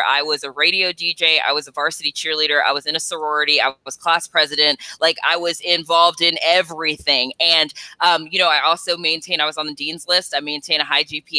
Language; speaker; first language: English; native; English